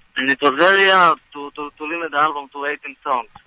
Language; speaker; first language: English; non-native, fluent; Hebrew